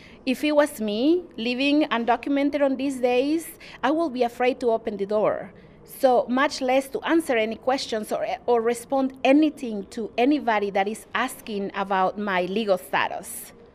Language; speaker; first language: English; non-native, fluent; Spanish